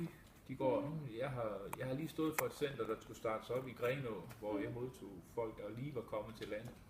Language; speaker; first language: Danish; native; Danish